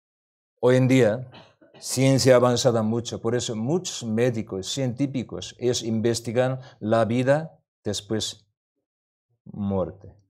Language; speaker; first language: Spanish; non-native, learner; Korean